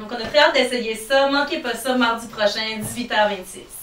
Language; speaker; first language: French; native; French